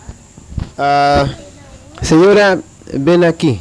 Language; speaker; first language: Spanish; non-native, fluent; English